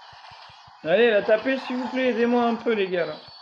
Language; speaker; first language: French; native; French